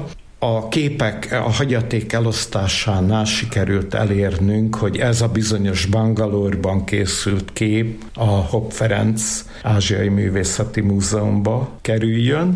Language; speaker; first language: Hungarian; native; Hungarian